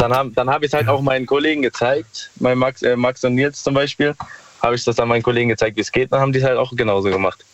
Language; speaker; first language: German; native; German